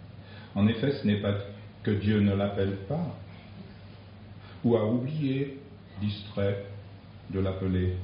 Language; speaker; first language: French; native; French